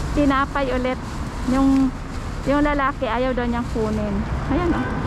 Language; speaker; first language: Filipino; native; Filipino